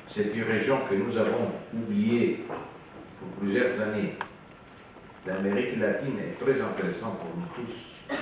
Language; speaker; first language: French; non-native, fluent; Italian